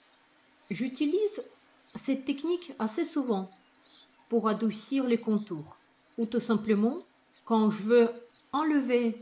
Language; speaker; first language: French; non-native, fluent; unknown